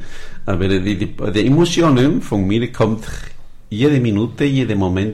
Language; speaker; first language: German; non-native, learner; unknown